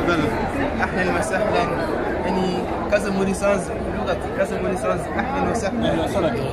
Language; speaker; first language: Arabic; non-native, learner; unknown